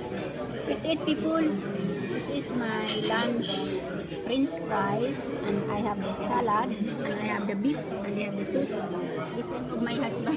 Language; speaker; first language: English; non-native, local second language; Filipino